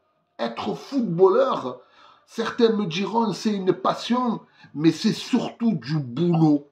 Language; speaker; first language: French; native; French